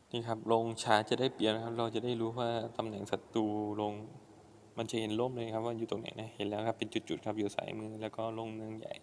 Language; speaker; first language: Thai; non-native, local second language; Northeastern Thai